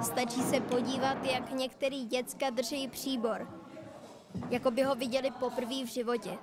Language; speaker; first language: Czech; native; Czech